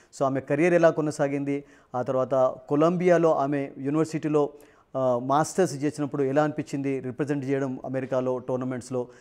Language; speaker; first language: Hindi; non-native, local second language; Telugu